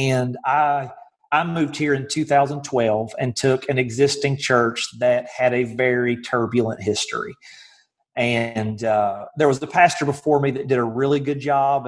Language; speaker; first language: English; native; English